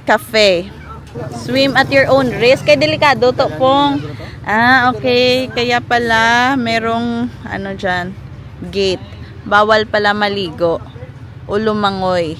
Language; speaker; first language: Filipino; non-native, local second language; Hiligaynon